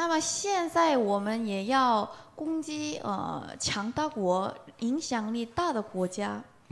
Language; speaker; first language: Chinese; non-native, learner; Korean